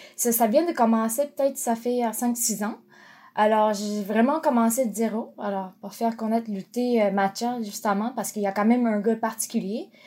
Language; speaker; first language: French; non-native, fluent; Japanese